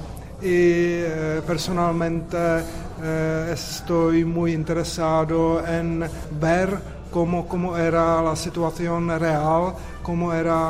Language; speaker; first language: Spanish; non-native, fluent; Czech